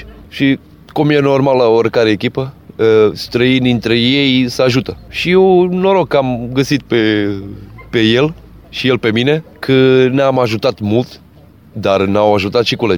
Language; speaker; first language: Romanian; non-native, fluent; Portuguese